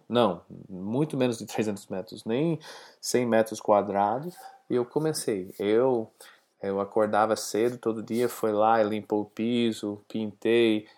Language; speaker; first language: Portuguese; non-native, learner; English